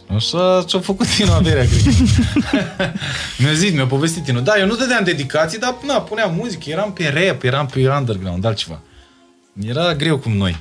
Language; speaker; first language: Romanian; native; Romanian